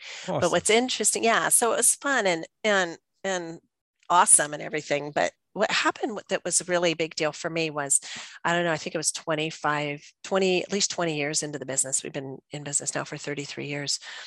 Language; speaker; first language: English; native; English